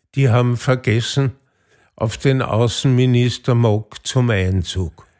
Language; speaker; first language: German; native; German